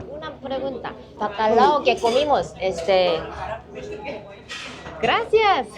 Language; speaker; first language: Spanish; non-native, learner; Korean